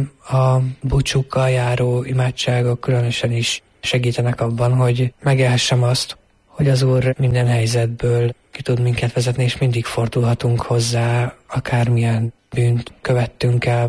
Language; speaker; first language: Hungarian; native; Hungarian